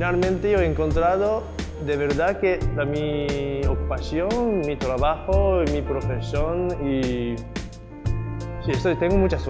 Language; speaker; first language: Spanish; non-native, learner; Japanese